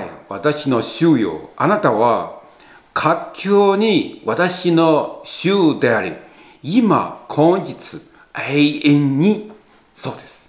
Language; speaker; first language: Japanese; non-native, fluent; Chinese